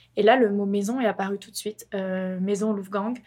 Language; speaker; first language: French; native; French